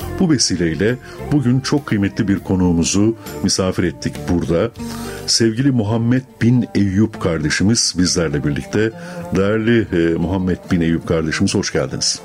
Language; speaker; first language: Turkish; native; Turkish